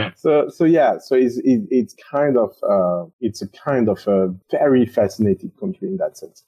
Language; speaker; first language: English; non-native, fluent; French